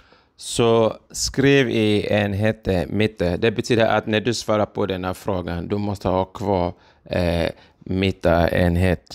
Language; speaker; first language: Swedish; non-native, fluent; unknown